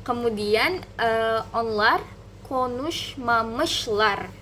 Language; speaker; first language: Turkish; non-native, learner; Indonesian